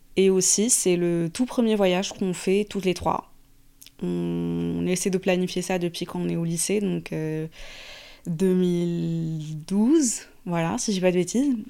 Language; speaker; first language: French; non-native, fluent; Arabic